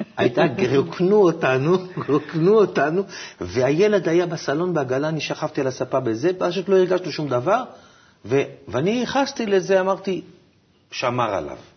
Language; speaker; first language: Hebrew; native; Hebrew